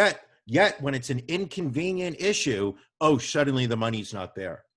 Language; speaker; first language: English; native; English